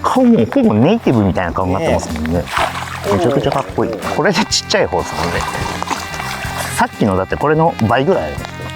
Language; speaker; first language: Japanese; native; Japanese